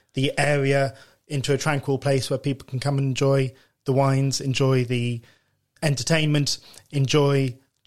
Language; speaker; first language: English; native; English